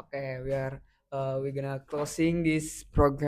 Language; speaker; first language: English; non-native, learner; Indonesian